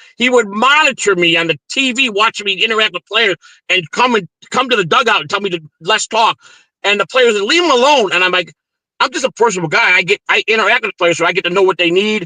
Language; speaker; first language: English; native; English